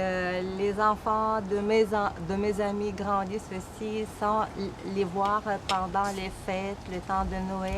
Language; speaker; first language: French; non-native, fluent; Russian